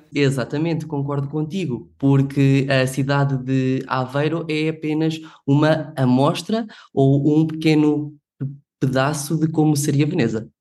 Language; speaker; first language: Portuguese; native; Portuguese